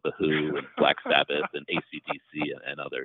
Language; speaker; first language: English; native; English